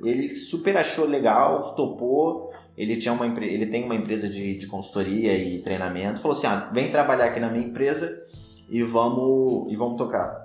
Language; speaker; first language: Portuguese; native; Portuguese